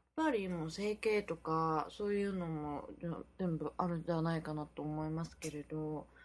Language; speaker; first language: Japanese; non-native, fluent; Korean